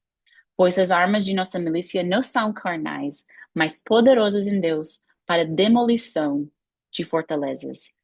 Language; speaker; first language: Portuguese; non-native, fluent; English